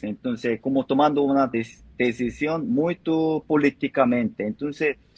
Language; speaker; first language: Spanish; non-native, fluent; Korean